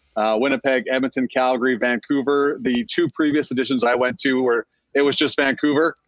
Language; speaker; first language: English; native; English